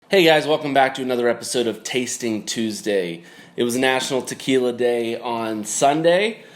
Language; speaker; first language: English; native; English